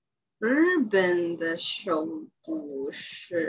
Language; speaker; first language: Chinese; non-native, learner; English